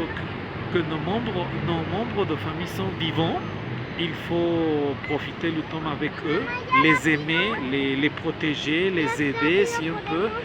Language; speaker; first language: French; non-native, learner; Spanish